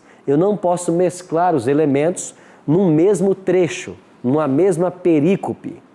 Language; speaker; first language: Portuguese; native; Portuguese